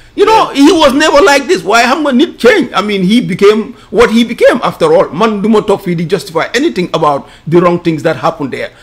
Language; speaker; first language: English; non-native, local second language; Wolof